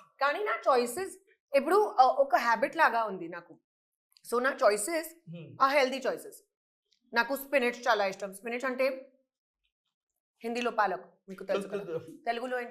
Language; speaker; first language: Telugu; non-native, local second language; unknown